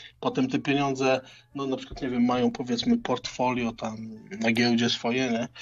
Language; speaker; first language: Polish; native; Polish